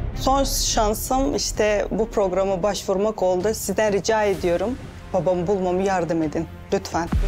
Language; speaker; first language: Turkish; non-native, fluent; Russian